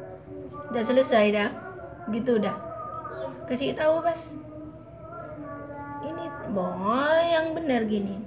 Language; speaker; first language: Indonesian; native; Indonesian